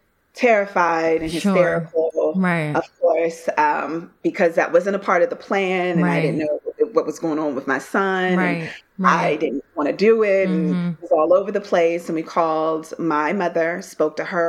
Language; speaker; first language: English; native; English